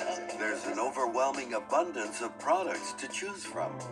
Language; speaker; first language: English; native; English